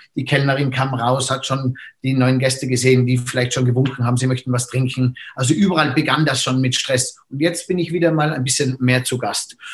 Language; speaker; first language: German; native; German